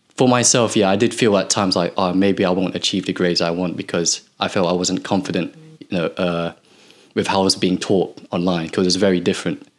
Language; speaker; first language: English; native; English